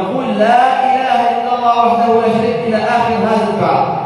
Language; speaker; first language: Arabic; native; Arabic